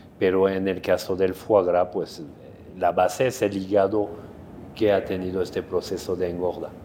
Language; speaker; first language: Spanish; non-native, fluent; French